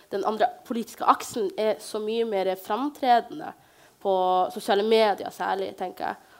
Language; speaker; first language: Norwegian; early bilingual, other home language; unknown